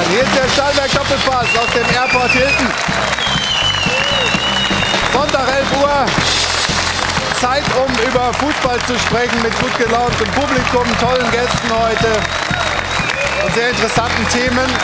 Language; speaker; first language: German; native; German